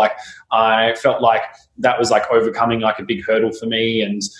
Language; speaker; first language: English; native; English